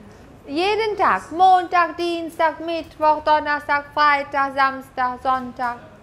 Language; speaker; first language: German; non-native, fluent; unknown